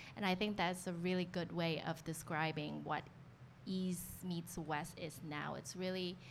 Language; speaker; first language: English; native; English